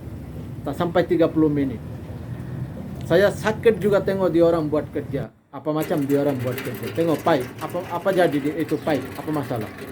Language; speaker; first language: Indonesian; non-native, fluent; Bangla